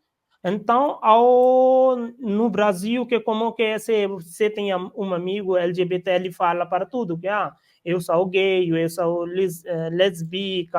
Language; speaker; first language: Portuguese; non-native, learner; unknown